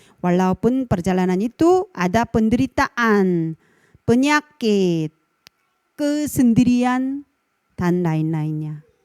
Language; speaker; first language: Indonesian; non-native, fluent; Korean